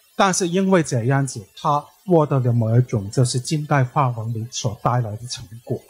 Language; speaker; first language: Chinese; native; Chinese